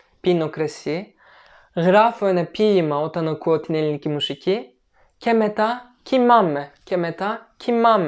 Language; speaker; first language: Greek; non-native, learner; Turkish